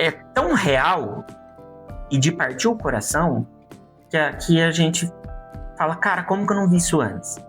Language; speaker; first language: Portuguese; native; Portuguese